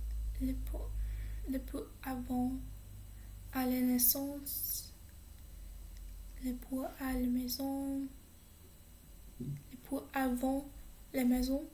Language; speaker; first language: French; non-native, learner; English